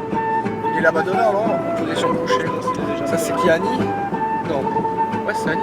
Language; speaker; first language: French; native; French